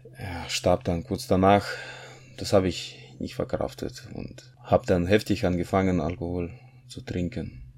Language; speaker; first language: German; non-native, fluent; Russian